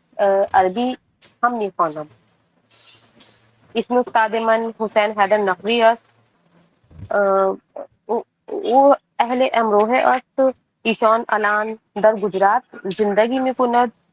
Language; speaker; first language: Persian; non-native, learner; Urdu